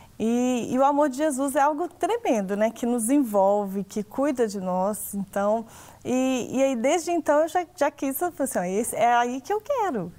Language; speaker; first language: Portuguese; native; Portuguese